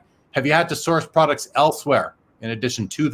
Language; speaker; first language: English; native; English